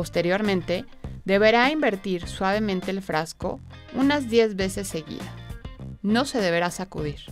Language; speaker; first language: Spanish; native; Spanish